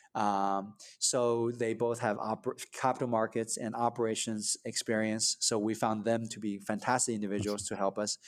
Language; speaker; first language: English; early bilingual, other home language; Chinese